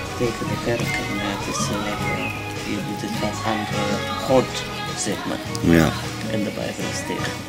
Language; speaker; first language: Dutch; non-native, learner; Amharic